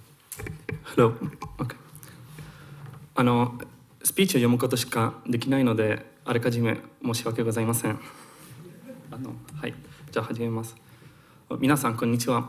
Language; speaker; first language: Japanese; non-native, fluent; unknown